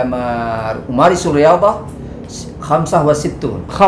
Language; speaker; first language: Arabic; non-native, learner; Indonesian